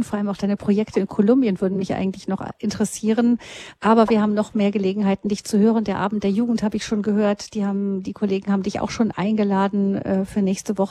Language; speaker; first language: German; native; German